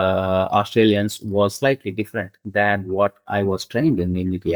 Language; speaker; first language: English; non-native, local second language; Kannada